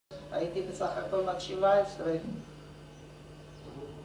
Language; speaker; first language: Hebrew; non-native, fluent; Hungarian